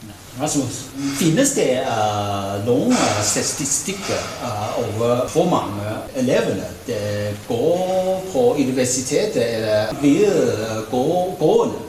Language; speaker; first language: Danish; non-native, learner; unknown